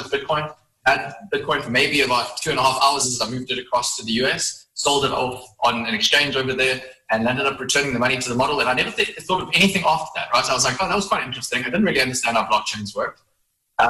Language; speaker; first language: English; native; English